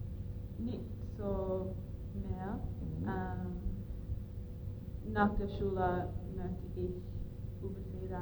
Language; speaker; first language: German; non-native, learner; English